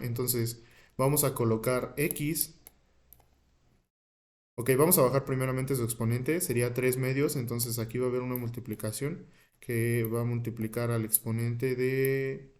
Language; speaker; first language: Spanish; native; Spanish